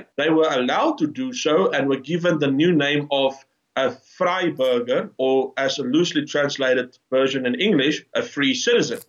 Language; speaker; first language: English; non-native, local second language; Afrikaans